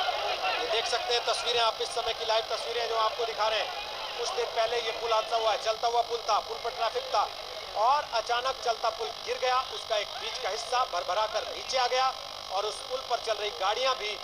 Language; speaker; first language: Hindi; native; Hindi